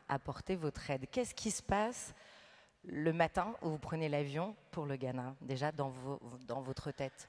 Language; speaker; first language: French; native; French